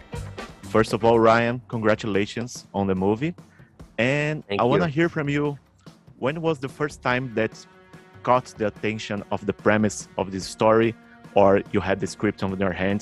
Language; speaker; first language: English; non-native, fluent; Portuguese